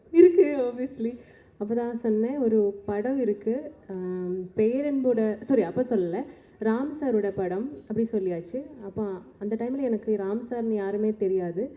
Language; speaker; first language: Tamil; non-native, learner; Malayalam